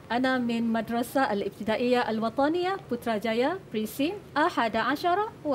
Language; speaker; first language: Arabic; non-native, fluent; Malay